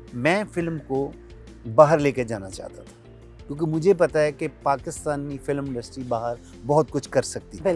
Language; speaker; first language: Urdu; non-native, local second language; Punjabi